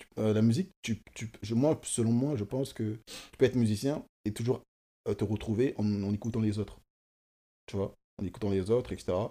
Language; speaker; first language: French; early bilingual, other home language; Kongo